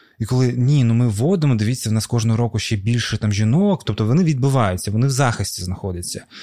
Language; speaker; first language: Ukrainian; non-native, local second language; Russian